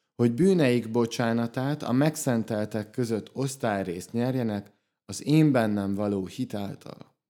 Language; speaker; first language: Hungarian; native; Hungarian